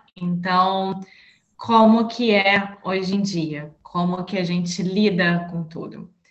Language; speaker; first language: Portuguese; native; Portuguese